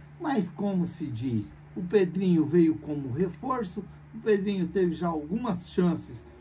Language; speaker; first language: Portuguese; native; Portuguese